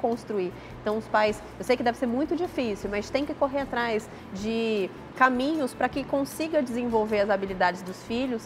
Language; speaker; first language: Portuguese; native; Portuguese